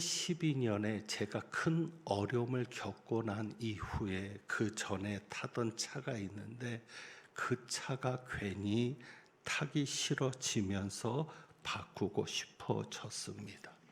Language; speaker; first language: Korean; native; Korean